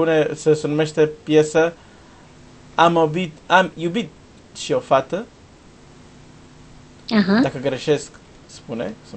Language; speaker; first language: Romanian; non-native, learner; Portuguese